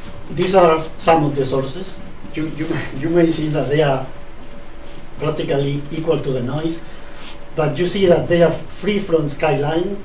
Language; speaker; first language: English; non-native, fluent; Spanish